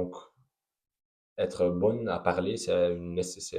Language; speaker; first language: French; non-native, learner; Dutch